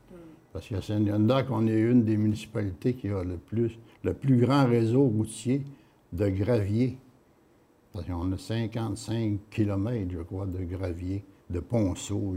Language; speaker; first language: French; native; French